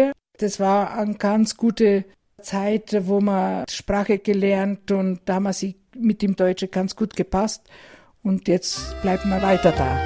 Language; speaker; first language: German; non-native, learner; Macedonian